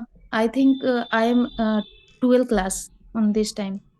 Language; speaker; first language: English; non-native, learner; Hindi